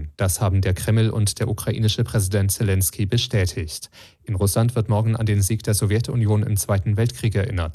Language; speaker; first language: German; native; German